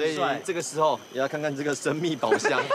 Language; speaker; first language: Chinese; native; Chinese